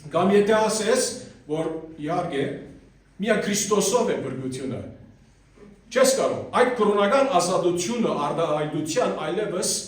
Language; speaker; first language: Armenian; early bilingual, heritage; Armenian